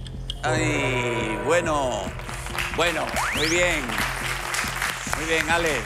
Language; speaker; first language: Spanish; native; Spanish